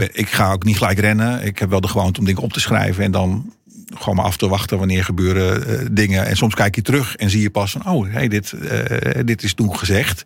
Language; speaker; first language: Dutch; non-native, fluent; Portuguese